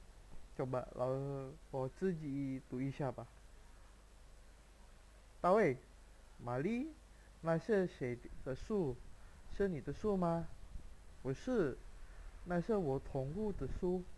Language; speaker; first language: Chinese; non-native, fluent; Indonesian